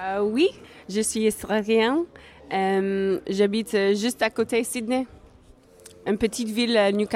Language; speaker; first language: French; non-native, learner; English